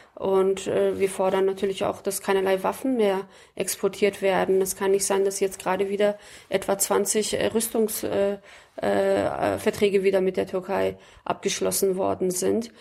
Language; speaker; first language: German; early bilingual, other home language; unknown